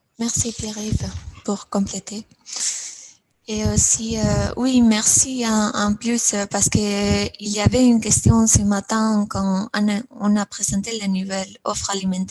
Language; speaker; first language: French; non-native, fluent; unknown